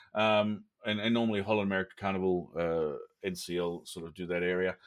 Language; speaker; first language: English; native; English